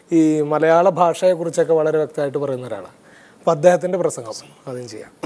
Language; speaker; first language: Malayalam; native; Malayalam